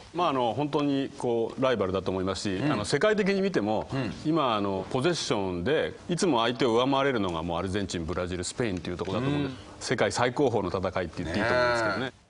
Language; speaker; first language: Japanese; native; Japanese